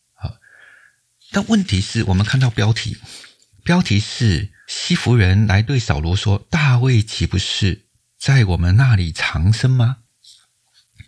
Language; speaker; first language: Chinese; native; Chinese